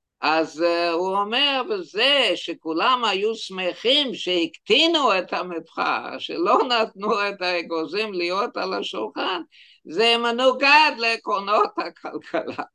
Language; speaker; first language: Hebrew; non-native, fluent; German